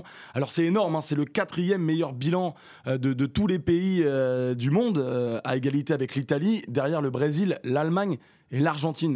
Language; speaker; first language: French; native; French